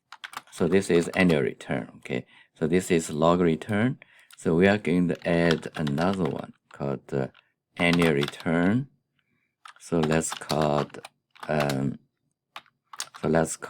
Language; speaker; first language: English; non-native, fluent; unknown